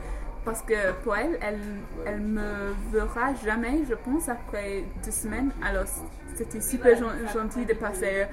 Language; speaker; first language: French; non-native, fluent; English